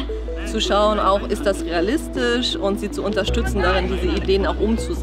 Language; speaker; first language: German; native; German